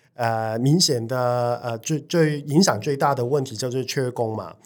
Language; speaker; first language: Chinese; non-native, local second language; Cantonese